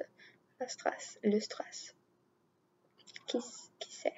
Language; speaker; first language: French; non-native, learner; English